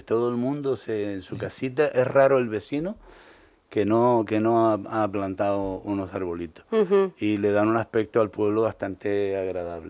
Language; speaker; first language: Spanish; native; Spanish